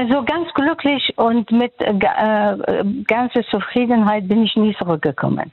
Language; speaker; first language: German; non-native, fluent; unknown